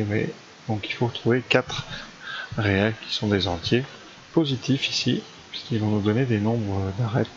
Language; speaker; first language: French; native; French